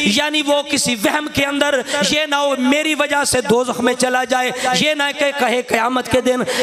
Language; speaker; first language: Urdu; non-native, local second language; Punjabi